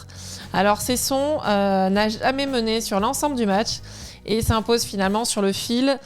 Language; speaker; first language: French; native; French